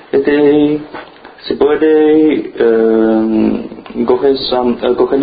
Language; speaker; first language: Spanish; non-native, learner; Chinese